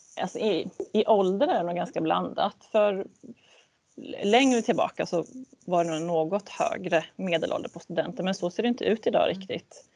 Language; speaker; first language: Swedish; native; Swedish